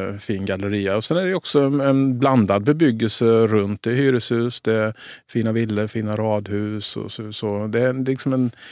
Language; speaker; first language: Swedish; native; Swedish